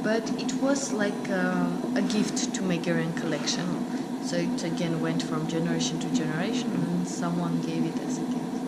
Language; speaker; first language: English; non-native, fluent; Armenian